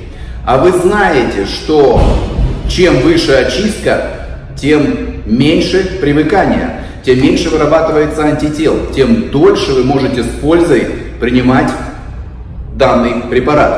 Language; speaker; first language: Russian; native; Russian